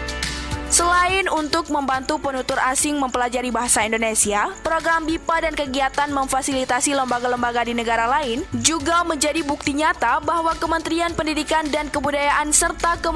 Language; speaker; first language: Indonesian; native; Indonesian